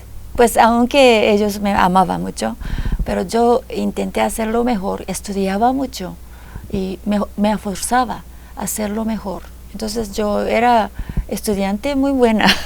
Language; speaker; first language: Spanish; non-native, fluent; Japanese